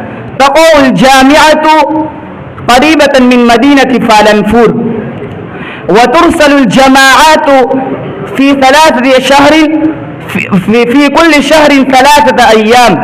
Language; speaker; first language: Arabic; non-native, learner; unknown